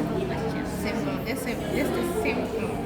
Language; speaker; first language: English; non-native, learner; Indonesian